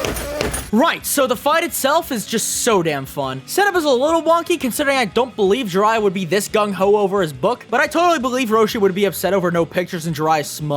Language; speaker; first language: English; native; English